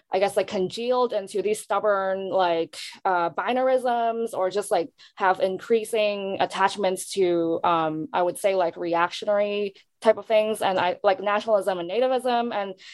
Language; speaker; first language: English; non-native, local second language; Cantonese